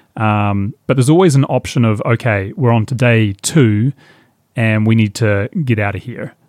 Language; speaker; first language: English; native; English